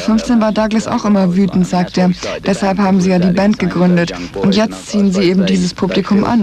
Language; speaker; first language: German; native; German